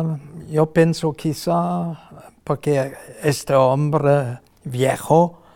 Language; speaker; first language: Spanish; non-native, fluent; German